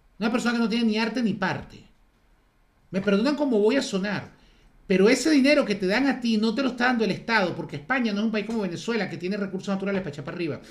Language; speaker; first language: Spanish; native; Spanish